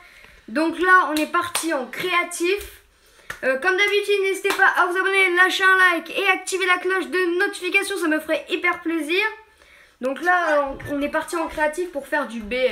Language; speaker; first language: French; native; French